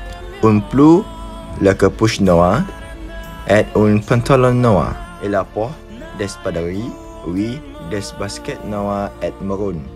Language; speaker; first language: French; non-native, learner; Malay